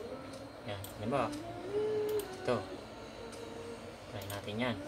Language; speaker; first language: Filipino; native; Filipino